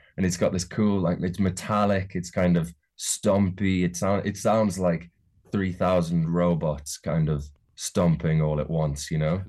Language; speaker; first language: English; native; English